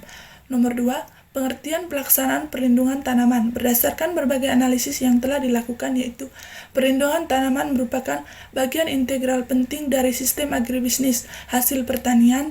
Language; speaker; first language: Indonesian; non-native, learner; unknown